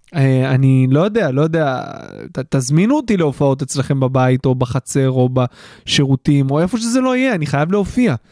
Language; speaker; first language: Hebrew; native; Hebrew